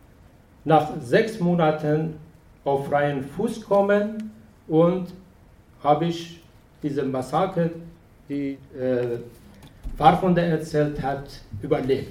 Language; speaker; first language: German; non-native, fluent; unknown